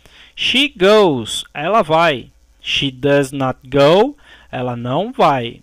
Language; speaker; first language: Portuguese; native; Portuguese